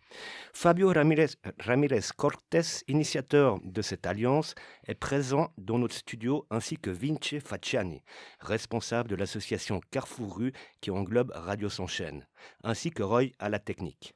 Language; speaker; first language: French; native; French